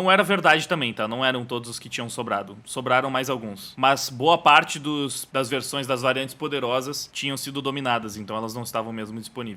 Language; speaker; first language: Portuguese; native; Portuguese